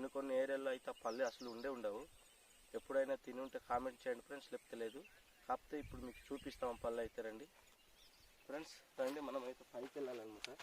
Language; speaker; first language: Telugu; non-native, local second language; Odia